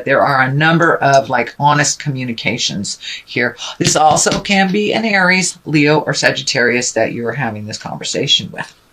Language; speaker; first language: English; native; English